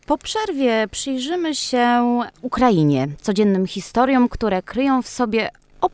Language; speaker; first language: Polish; native; Polish